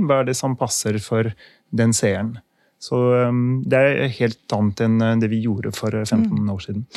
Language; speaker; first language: Norwegian; non-native, fluent; French